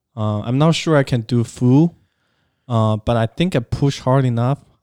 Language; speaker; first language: English; non-native, fluent; Chinese